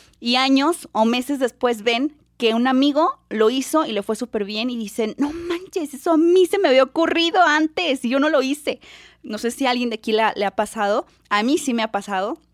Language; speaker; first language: Spanish; native; Spanish